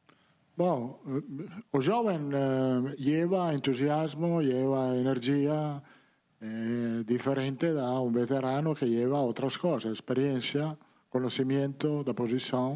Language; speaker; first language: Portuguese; non-native, learner; Italian